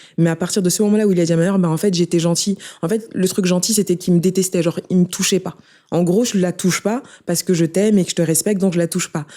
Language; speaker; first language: French; early bilingual, other home language; Haitian Creole